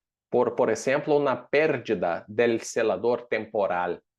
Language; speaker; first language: Spanish; non-native, fluent; Portuguese